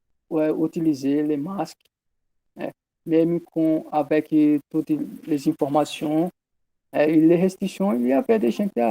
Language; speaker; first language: French; non-native, learner; Portuguese